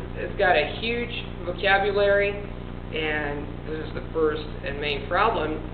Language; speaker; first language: English; non-native, fluent; Italian